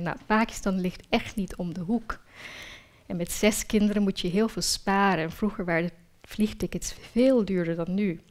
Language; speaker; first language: Dutch; early bilingual, other home language; Urdu